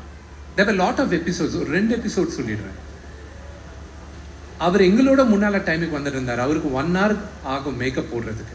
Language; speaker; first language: Tamil; non-native, local second language; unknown